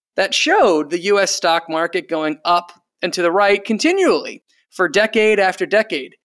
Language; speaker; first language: English; native; English